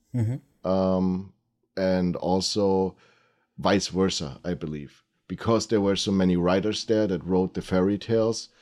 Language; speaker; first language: English; early bilingual, other home language; German